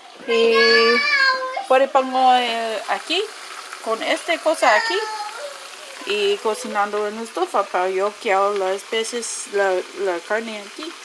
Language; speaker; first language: Spanish; non-native, learner; English